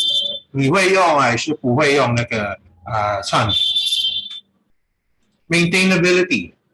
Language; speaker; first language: Chinese; non-native, fluent; Filipino